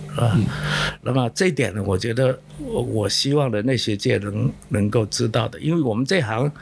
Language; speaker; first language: Chinese; non-native, local second language; Min Nan Chinese